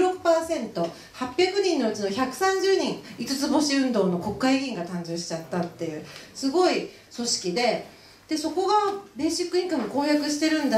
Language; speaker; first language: Japanese; native; Japanese